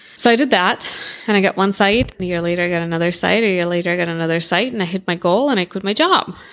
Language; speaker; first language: English; non-native, fluent; Russian